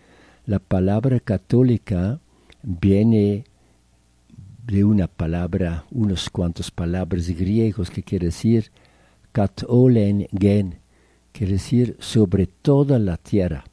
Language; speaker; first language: Spanish; non-native, fluent; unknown